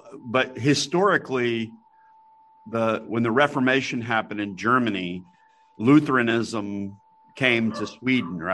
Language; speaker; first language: English; native; English